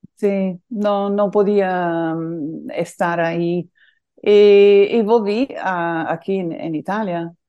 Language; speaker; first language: Spanish; non-native, fluent; English